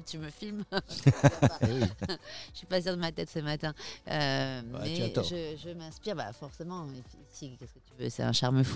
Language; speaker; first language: French; native; French